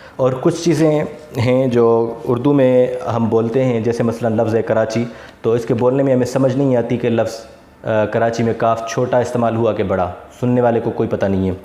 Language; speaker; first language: Urdu; non-native, local second language; Sindhi